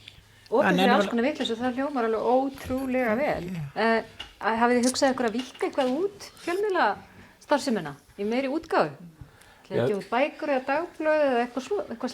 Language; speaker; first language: Icelandic; native; Icelandic